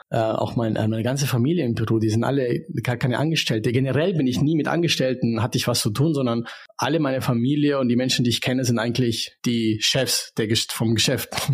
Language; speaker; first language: German; early bilingual, other home language; Spanish